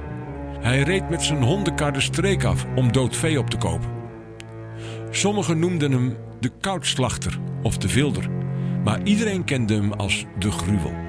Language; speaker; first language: Dutch; native; Dutch